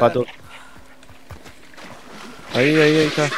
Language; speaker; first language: Spanish; native; Spanish